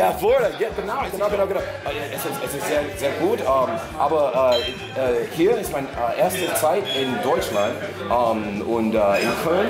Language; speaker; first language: German; non-native, learner; English